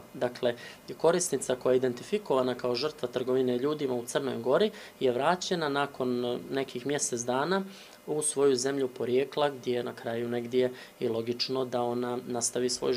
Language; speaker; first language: Serbian; native; Serbian